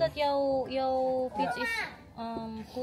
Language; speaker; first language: Dutch; non-native, learner; Filipino